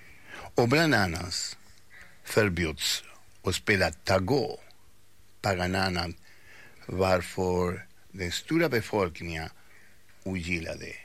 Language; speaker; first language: Swedish; non-native, fluent; Spanish